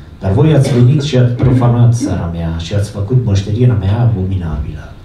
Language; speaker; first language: Romanian; non-native, fluent; Italian